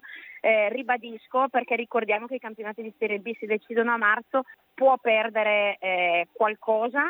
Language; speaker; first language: Italian; native; Italian